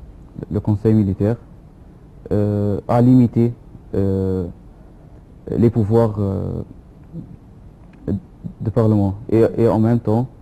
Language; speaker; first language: French; non-native, fluent; Arabic